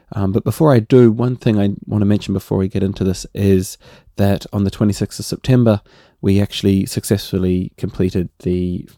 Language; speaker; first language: English; native; English